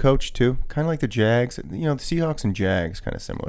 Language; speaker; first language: English; native; English